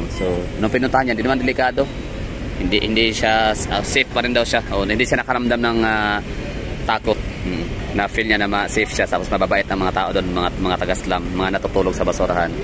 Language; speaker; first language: Filipino; non-native, local second language; Cebuano